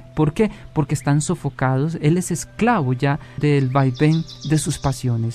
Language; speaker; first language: Spanish; native; Spanish